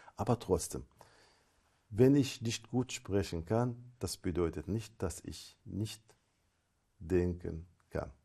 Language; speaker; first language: German; non-native, fluent; Arabic